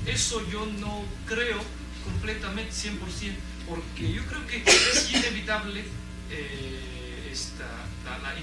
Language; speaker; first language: Spanish; non-native, fluent; Chinese